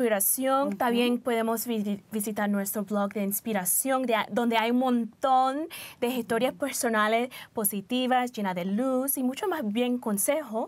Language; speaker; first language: Spanish; early bilingual, heritage; Spanish